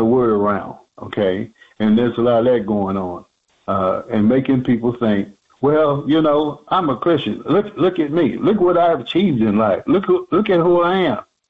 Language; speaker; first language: English; native; English